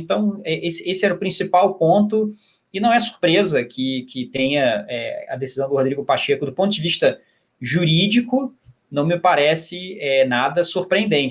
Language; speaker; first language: Portuguese; native; Portuguese